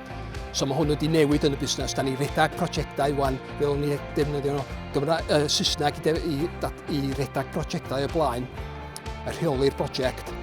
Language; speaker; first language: Welsh; native; Welsh